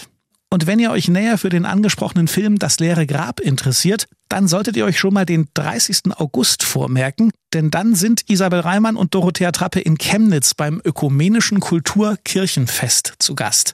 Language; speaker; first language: German; native; German